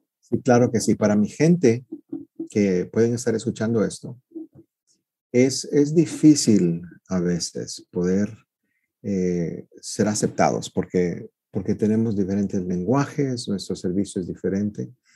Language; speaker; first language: Spanish; early bilingual, heritage; Spanish